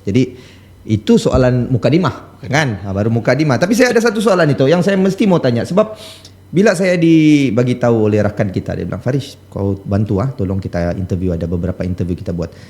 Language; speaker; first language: Malay; native; Malay